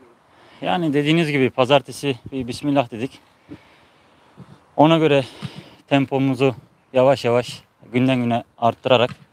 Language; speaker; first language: Turkish; native; Turkish